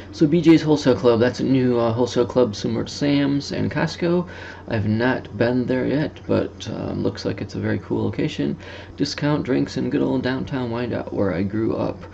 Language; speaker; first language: English; native; English